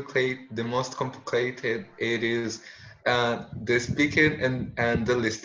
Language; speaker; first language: English; non-native, learner; Portuguese